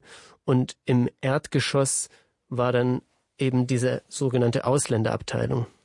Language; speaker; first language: German; native; German